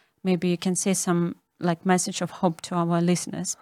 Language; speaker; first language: English; non-native, fluent; Ukrainian